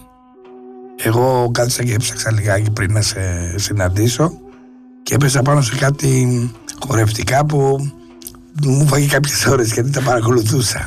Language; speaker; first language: Greek; native; Greek